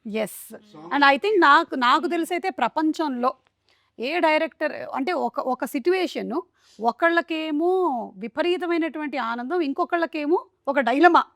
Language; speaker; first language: Telugu; native; Telugu